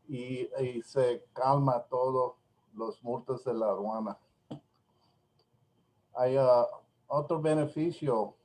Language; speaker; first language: Spanish; non-native, learner; English